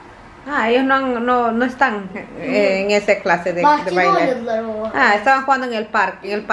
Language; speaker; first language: Spanish; native; Spanish